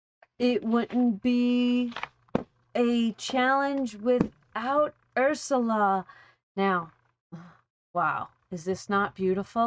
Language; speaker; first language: English; native; English